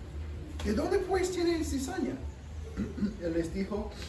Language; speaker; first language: Spanish; non-native, fluent; English